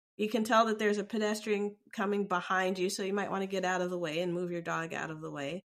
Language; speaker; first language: English; native; English